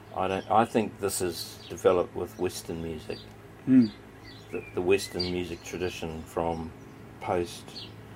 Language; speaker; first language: English; native; English